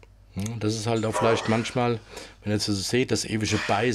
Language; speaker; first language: German; native; German